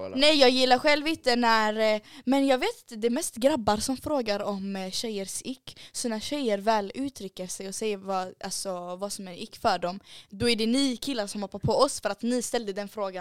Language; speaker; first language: Swedish; early bilingual, other home language; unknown